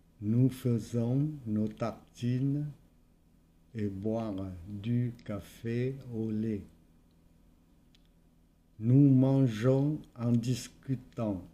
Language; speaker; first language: French; non-native, fluent; Vietnamese